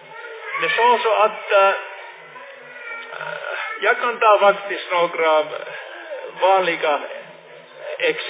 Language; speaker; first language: Swedish; non-native, fluent; Finnish